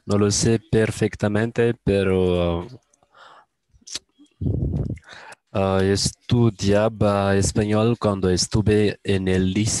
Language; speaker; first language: Spanish; non-native, learner; Malagasy